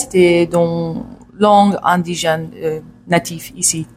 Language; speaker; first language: French; non-native, learner; English